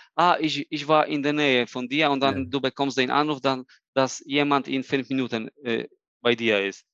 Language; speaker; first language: German; non-native, fluent; Polish